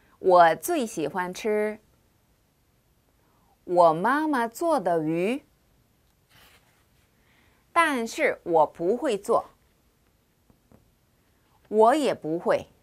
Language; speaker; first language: Chinese; non-native, fluent; Korean